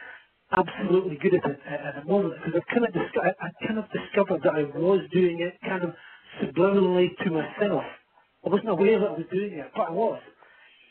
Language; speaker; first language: English; native; English